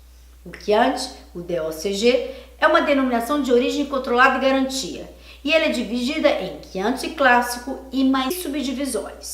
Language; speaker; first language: Portuguese; native; Portuguese